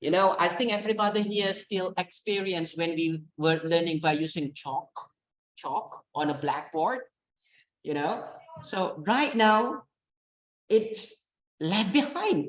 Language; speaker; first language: English; non-native, fluent; Indonesian